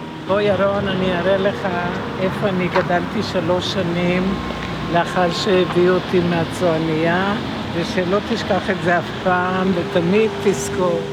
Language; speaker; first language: Hebrew; early bilingual, other home language; Romany